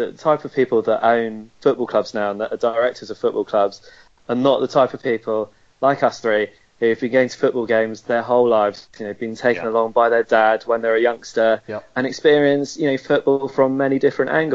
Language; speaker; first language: English; native; English